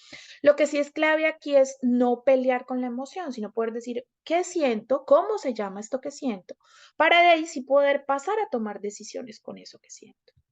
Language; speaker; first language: Spanish; native; Spanish